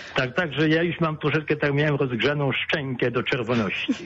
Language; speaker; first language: Polish; early bilingual, other home language; French